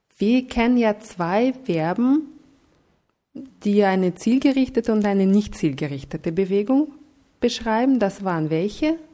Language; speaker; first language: German; non-native, fluent; Russian